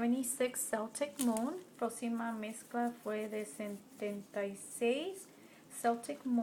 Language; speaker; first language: Spanish; early bilingual, heritage; Spanish